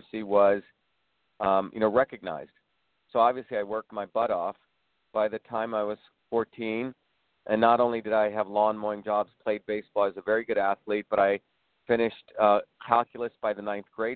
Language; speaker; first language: English; early bilingual, other home language; Tamil